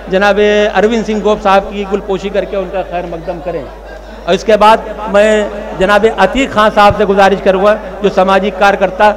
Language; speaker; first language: Urdu; native; Urdu